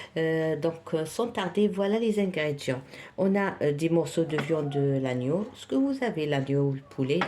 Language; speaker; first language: French; non-native, local second language; Arabic